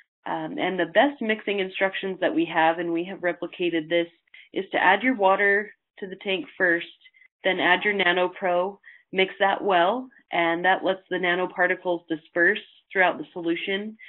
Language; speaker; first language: English; native; English